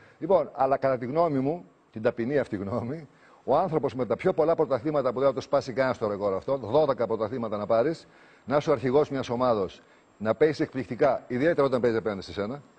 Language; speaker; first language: Greek; native; Greek